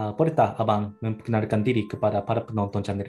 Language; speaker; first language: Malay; non-native, learner; Japanese